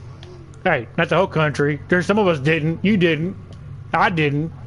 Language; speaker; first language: English; native; English